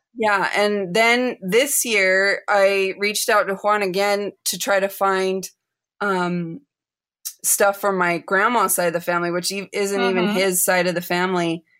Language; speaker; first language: English; native; English